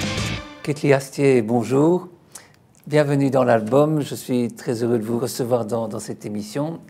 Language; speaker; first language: French; native; French